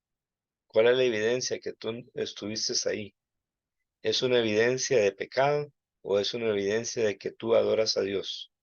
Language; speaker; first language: Spanish; native; Spanish